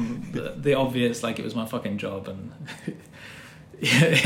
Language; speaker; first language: English; native; English